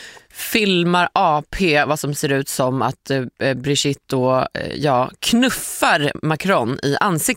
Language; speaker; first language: Swedish; native; Swedish